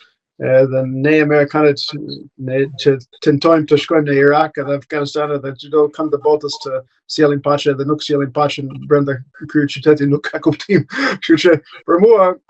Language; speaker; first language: Albanian; non-native, fluent; English